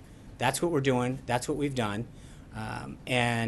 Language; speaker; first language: English; native; English